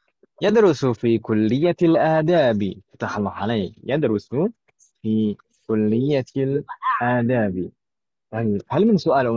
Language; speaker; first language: Arabic; non-native, fluent; Indonesian